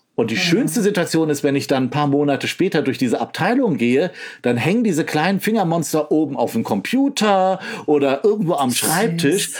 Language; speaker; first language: German; native; German